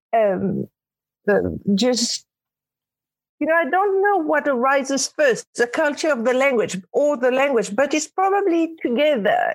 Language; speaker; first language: English; non-native, fluent; Arabic